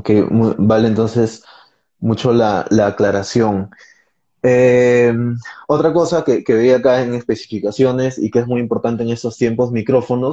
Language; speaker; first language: Spanish; native; Spanish